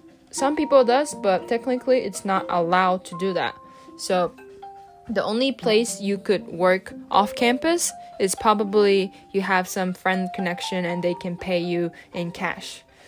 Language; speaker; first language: English; non-native, fluent; Japanese